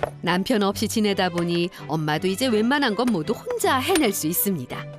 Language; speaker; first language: Korean; native; Korean